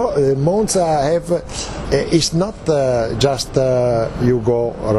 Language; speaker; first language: English; non-native, learner; Italian